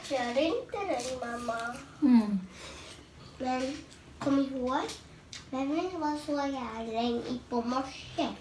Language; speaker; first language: Swedish; early bilingual, other home language; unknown